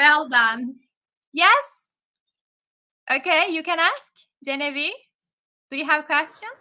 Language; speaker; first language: English; non-native, fluent; Turkish